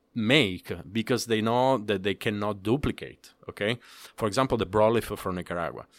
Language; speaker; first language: English; non-native, fluent; Italian